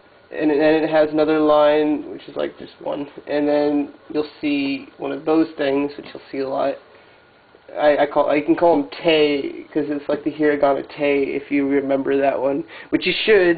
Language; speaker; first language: English; native; English